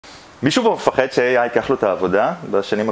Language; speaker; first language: Hebrew; native; Hebrew